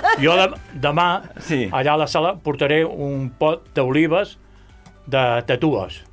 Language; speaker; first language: Catalan; non-native, local second language; Spanish